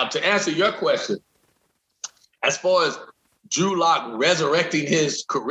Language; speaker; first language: English; native; English